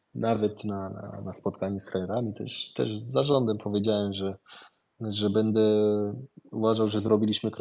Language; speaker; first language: Polish; early bilingual, heritage; Polish